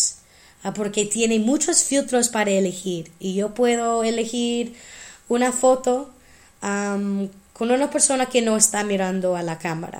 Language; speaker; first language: Spanish; non-native, fluent; English